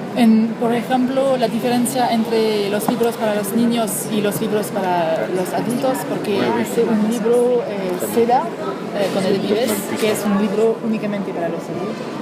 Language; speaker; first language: Spanish; non-native, learner; French